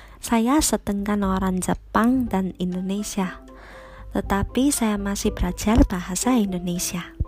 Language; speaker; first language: Indonesian; early bilingual, heritage; Japanese